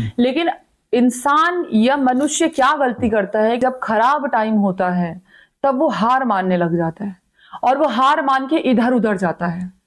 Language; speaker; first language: Hindi; native; Hindi